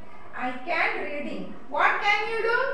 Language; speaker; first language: English; non-native, fluent; Hindi